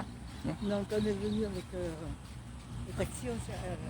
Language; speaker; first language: French; native; French